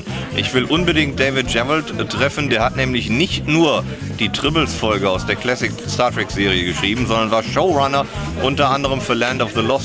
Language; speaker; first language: German; native; German